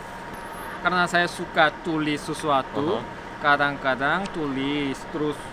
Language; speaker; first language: Indonesian; non-native, learner; Korean